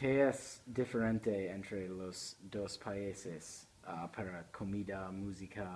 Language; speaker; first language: Spanish; non-native, learner; English